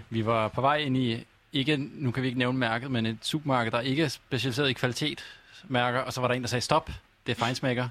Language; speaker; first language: Danish; native; Danish